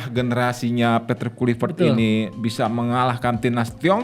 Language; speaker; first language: Indonesian; native; Indonesian